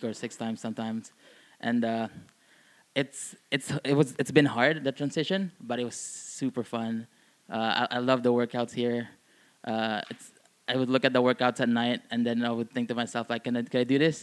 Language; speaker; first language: English; non-native, local second language; Filipino